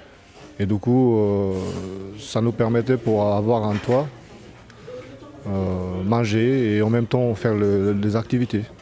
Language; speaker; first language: French; non-native, learner; Albanian